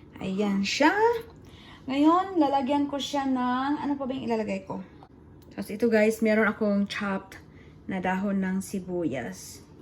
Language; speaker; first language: Filipino; non-native, local second language; Cebuano